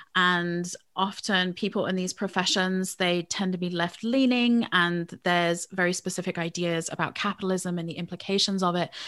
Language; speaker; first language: English; native; English